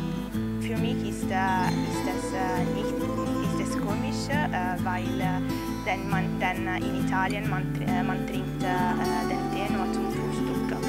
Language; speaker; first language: German; non-native, learner; Italian